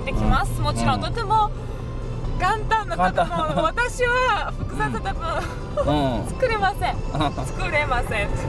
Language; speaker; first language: Japanese; non-native, learner; Bulgarian